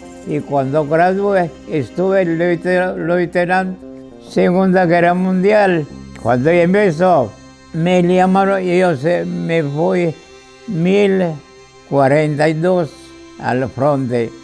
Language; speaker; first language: Spanish; non-native, fluent; Georgian